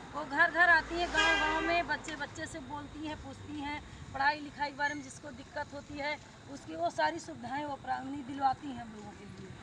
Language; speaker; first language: Hindi; native; Hindi